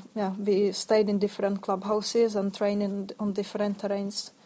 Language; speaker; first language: English; non-native, fluent; Czech